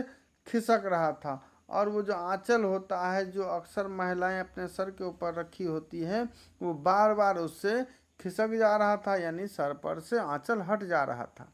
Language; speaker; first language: Hindi; native; Hindi